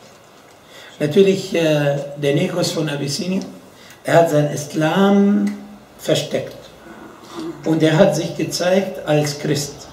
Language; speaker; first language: German; non-native, fluent; Arabic